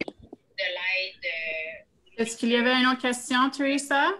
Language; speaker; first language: French; native; French